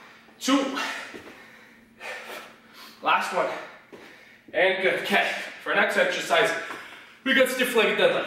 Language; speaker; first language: English; native; English